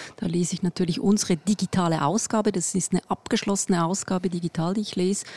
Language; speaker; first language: German; native; German